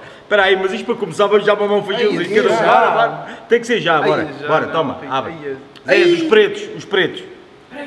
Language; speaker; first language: Portuguese; native; Portuguese